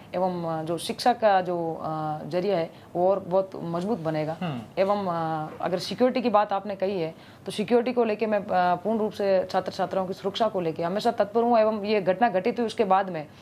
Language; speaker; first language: Hindi; native; Hindi